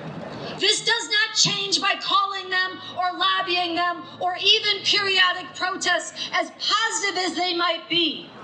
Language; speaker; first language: English; native; English